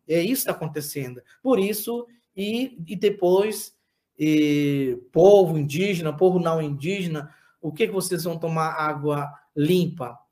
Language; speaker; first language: Portuguese; non-native, local second language; Yanomámi